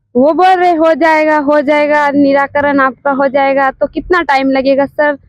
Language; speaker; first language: Hindi; native; Hindi